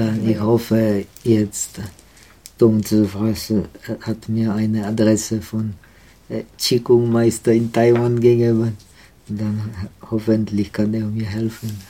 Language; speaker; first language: German; non-native, fluent; Czech